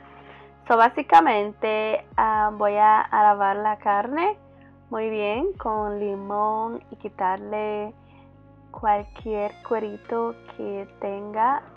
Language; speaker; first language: Spanish; early bilingual, heritage; Spanish